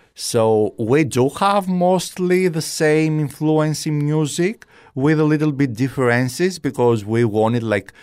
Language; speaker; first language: English; non-native, fluent; Greek